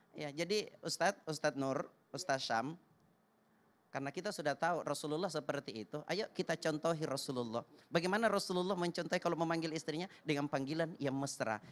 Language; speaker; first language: Indonesian; native; Indonesian